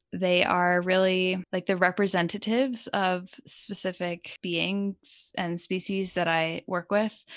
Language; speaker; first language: English; native; English